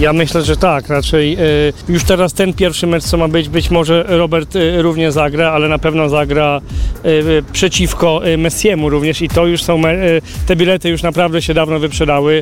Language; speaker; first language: Polish; native; Polish